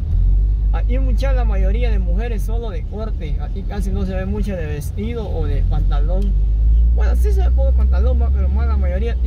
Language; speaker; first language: Spanish; native; Spanish